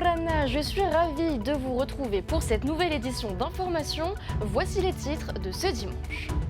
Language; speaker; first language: French; native; French